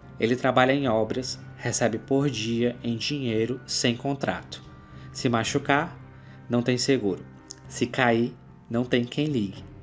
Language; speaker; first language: Portuguese; native; Portuguese